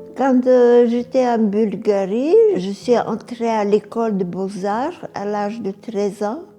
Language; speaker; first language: French; non-native, fluent; Bulgarian